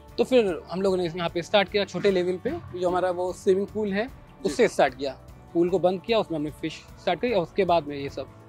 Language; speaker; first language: Hindi; native; Hindi